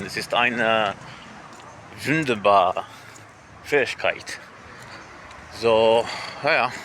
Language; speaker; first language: German; non-native, learner; Portuguese